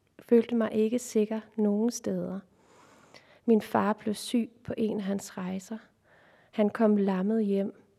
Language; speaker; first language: Danish; native; Danish